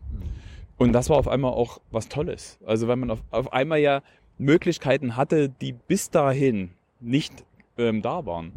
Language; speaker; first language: German; native; German